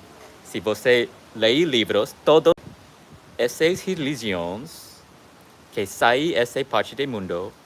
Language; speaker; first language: Portuguese; non-native, learner; English